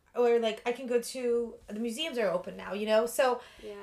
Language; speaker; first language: English; early bilingual, other home language; Russian